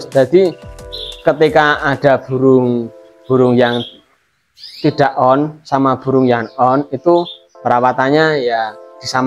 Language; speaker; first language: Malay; non-native, local second language; Javanese